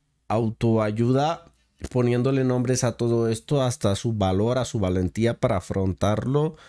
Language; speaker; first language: Spanish; native; Spanish